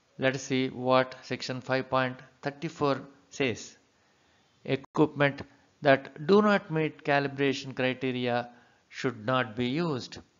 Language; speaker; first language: English; non-native, local second language; Telugu